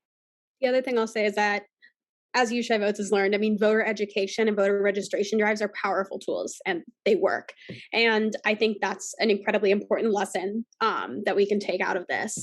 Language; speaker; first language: English; native; English